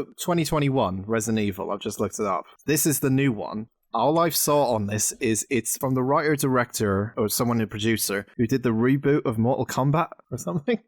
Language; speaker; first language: English; native; English